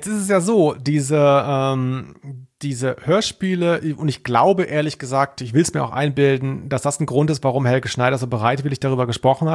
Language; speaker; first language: German; native; German